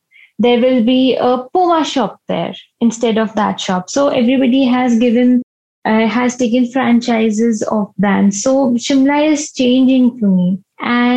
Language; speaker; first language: English; non-native, local second language; Hindi